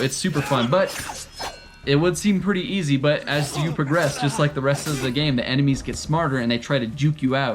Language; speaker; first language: English; native; English